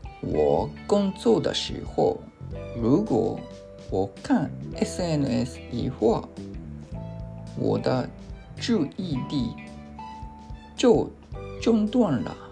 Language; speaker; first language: Chinese; non-native, learner; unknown